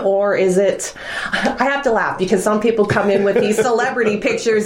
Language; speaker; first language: English; native; English